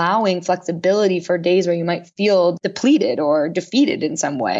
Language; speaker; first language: English; native; English